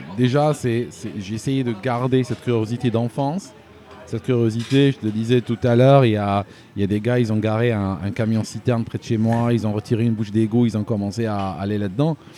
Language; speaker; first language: French; non-native, local second language; Arabic